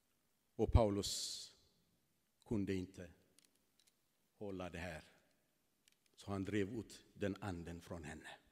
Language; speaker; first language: Swedish; non-native, fluent; Tigrinya